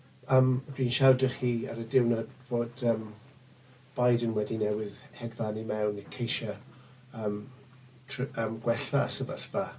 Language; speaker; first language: Welsh; non-native, local second language; English